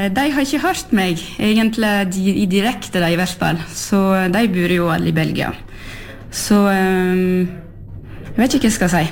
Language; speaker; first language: Norwegian; early bilingual, heritage; French